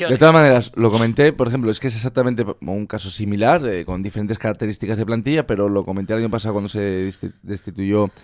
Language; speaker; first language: Spanish; native; Spanish